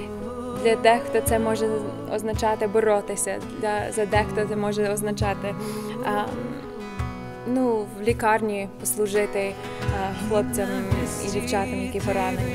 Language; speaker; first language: Ukrainian; non-native, fluent; English